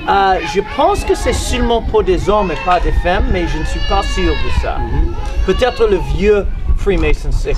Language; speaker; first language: French; non-native, learner; English